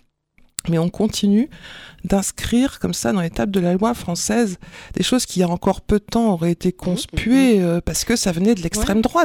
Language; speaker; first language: French; native; French